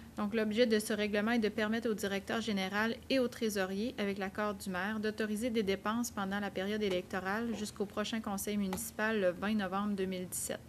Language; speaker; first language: French; native; French